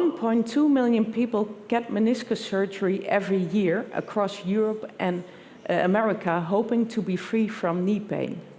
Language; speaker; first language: English; non-native, fluent; Dutch